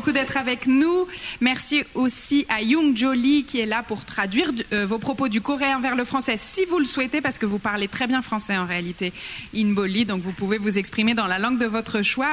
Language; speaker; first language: French; native; French